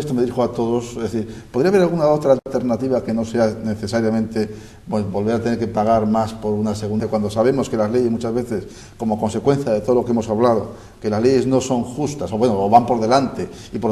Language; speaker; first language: Spanish; native; Spanish